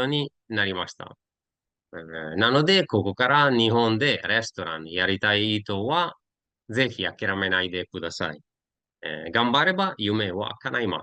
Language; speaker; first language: Japanese; non-native, learner; Italian